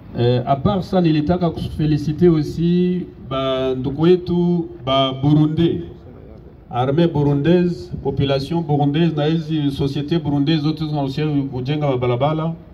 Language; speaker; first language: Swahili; native; Swahili